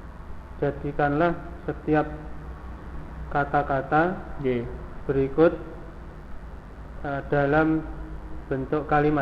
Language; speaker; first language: Indonesian; native; Indonesian